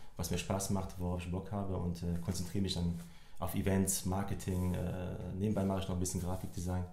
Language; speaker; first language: German; early bilingual, other home language; Croatian